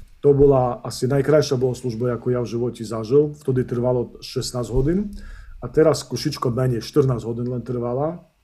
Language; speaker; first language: Slovak; non-native, local second language; Rusyn